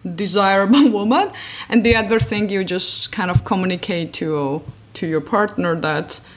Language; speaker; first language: English; non-native, fluent; Georgian